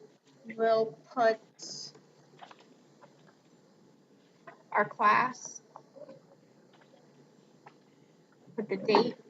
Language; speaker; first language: English; native; English